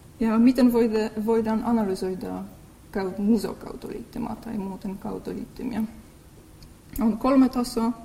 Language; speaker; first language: Finnish; non-native, fluent; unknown